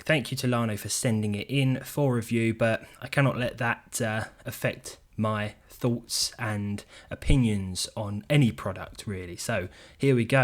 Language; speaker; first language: English; native; English